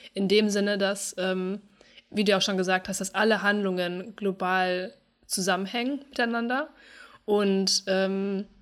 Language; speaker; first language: German; native; German